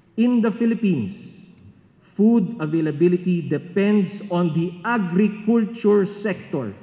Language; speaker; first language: English; non-native, local second language; Filipino